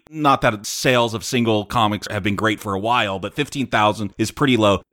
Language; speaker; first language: English; native; English